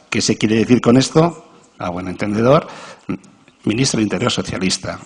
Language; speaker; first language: Spanish; native; Spanish